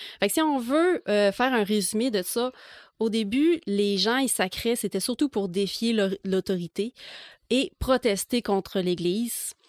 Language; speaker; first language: French; native; French